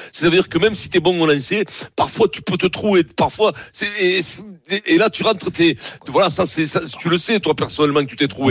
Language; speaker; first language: French; native; French